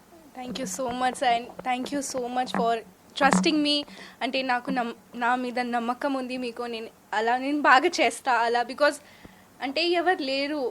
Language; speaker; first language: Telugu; non-native, learner; Hindi